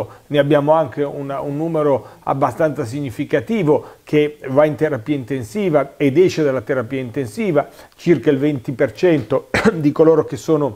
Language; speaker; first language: Italian; native; Italian